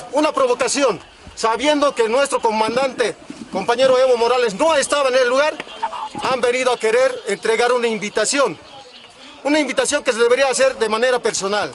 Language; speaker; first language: Spanish; native; Spanish